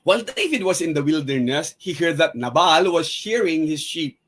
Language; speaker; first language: English; non-native, local second language; Filipino